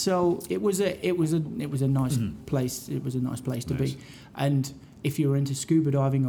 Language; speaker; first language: English; native; English